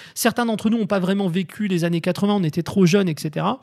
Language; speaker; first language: French; native; French